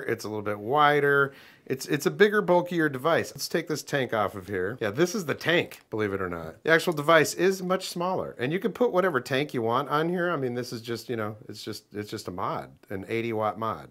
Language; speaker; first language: English; native; English